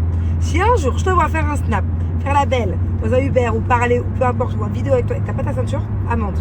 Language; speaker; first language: French; native; French